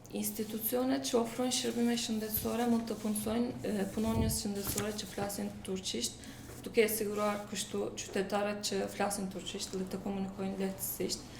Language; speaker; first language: Albanian; non-native, local second language; Turkish